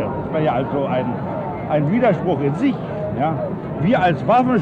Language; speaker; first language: German; native; German